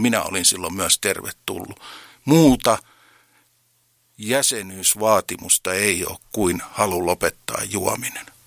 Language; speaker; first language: Finnish; native; Finnish